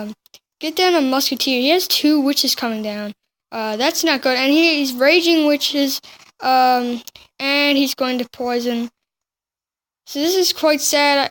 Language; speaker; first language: English; native; English